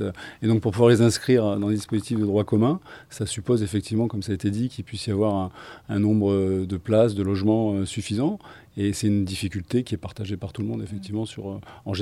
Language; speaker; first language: French; native; French